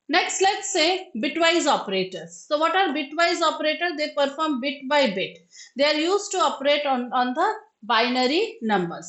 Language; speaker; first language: English; non-native, local second language; Hindi